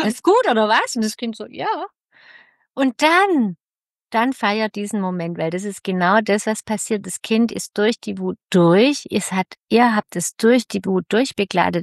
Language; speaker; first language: German; native; German